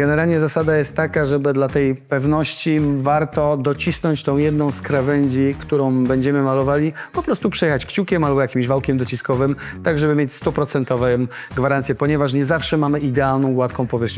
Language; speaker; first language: Polish; native; Polish